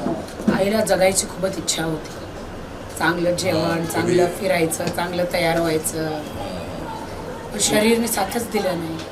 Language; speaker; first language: Hindi; native; Hindi